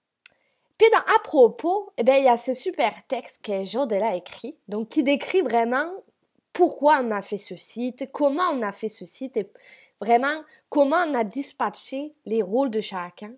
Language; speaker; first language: French; native; French